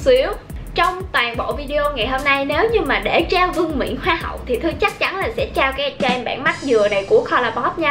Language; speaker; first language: Vietnamese; native; Vietnamese